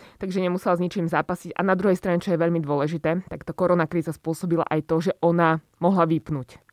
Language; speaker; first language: Slovak; native; Slovak